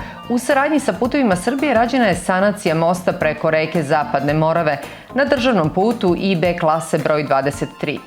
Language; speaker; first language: Serbian; native; Serbian